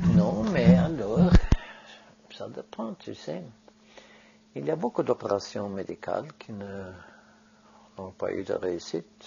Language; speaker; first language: French; non-native, fluent; Norwegian